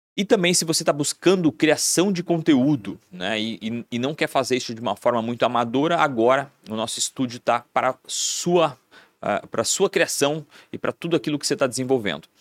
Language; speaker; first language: Portuguese; non-native, fluent; Spanish